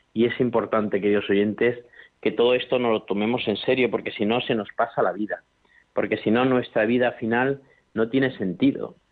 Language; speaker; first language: Spanish; native; Spanish